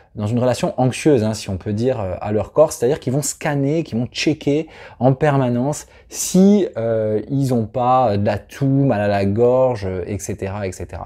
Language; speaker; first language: French; native; French